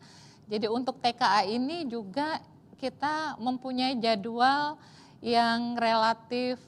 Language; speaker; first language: Indonesian; native; Indonesian